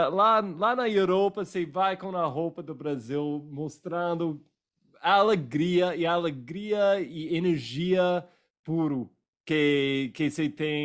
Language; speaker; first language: Portuguese; non-native, fluent; English